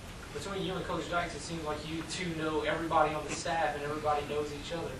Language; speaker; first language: English; native; English